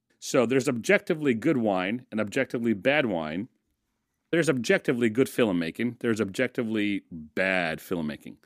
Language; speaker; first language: English; early bilingual, other home language; Russian